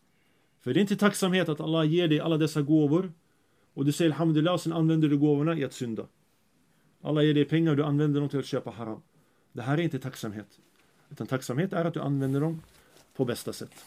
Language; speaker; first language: Swedish; early bilingual, other home language; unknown